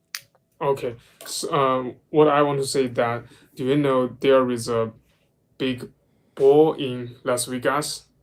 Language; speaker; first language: English; non-native, learner; Chinese